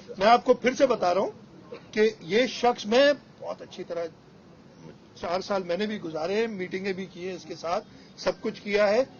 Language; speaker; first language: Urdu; non-native, local second language; Sindhi